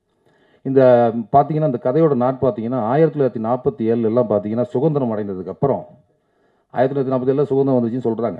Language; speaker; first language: Tamil; native; Tamil